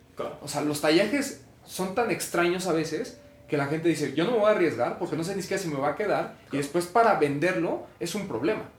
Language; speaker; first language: Spanish; native; Spanish